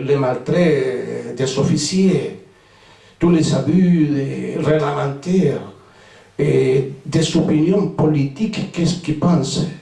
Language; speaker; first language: French; non-native, fluent; Spanish